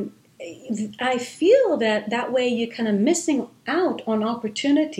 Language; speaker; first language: English; non-native, fluent; Hebrew